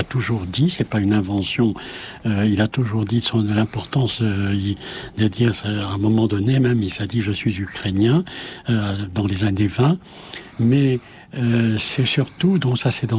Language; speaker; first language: French; native; French